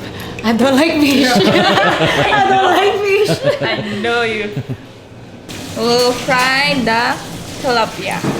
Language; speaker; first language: English; non-native, local second language; Filipino